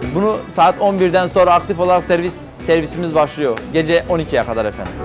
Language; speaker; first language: Turkish; native; Turkish